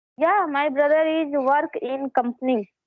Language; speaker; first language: English; non-native, learner; Hindi